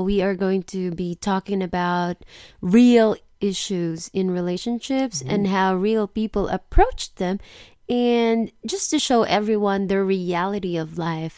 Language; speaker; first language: English; non-native, local second language; Filipino